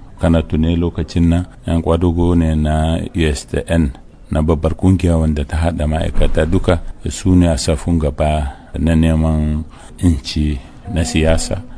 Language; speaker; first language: Hausa; non-native, local second language; Arabic